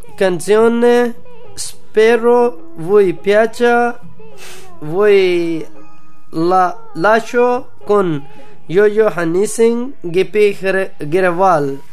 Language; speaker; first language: Italian; non-native, learner; Urdu